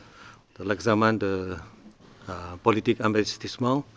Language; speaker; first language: French; non-native, learner; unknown